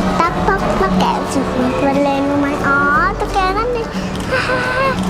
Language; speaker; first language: Thai; native; Thai